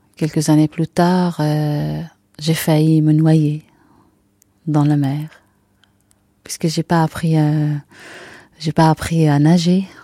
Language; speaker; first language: French; non-native, fluent; Arabic